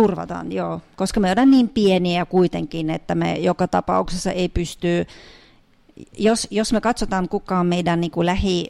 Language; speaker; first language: Finnish; non-native, fluent; Russian